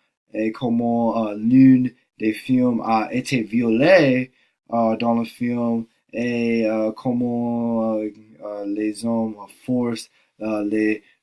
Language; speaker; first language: French; non-native, learner; English